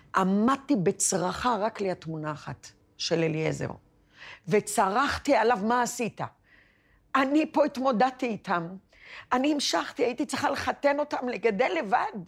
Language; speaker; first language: Hebrew; early bilingual, other home language; Arabic